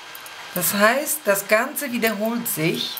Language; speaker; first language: German; non-native, fluent; Polish